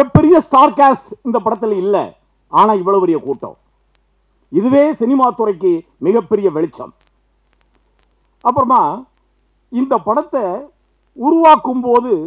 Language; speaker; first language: Tamil; native; Tamil